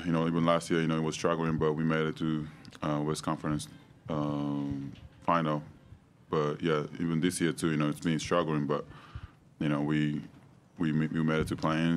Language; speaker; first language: English; non-native, fluent; Japanese